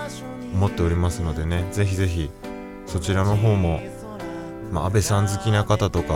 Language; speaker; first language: Japanese; native; Japanese